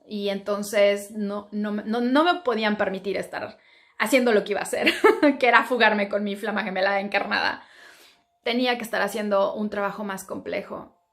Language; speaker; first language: Spanish; native; Spanish